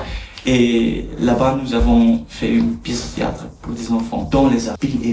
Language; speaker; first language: French; non-native, learner; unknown